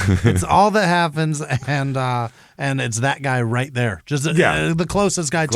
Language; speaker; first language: English; native; English